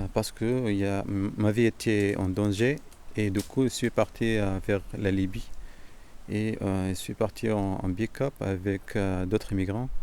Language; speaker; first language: French; non-native, fluent; Arabic